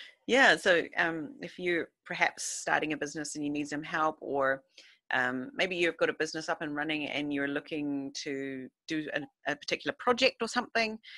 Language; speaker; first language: English; native; English